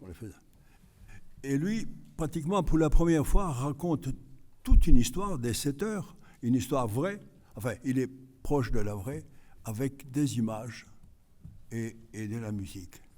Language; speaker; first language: French; non-native, fluent; Greek